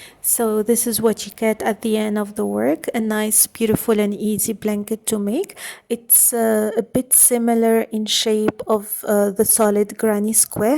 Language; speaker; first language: English; non-native, fluent; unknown